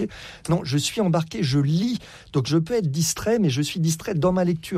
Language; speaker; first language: French; native; French